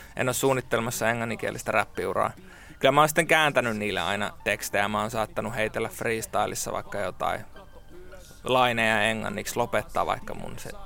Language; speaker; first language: Finnish; native; Finnish